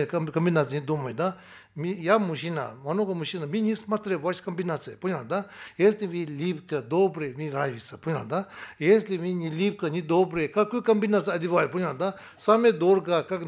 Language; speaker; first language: Russian; non-native, learner; Tibetan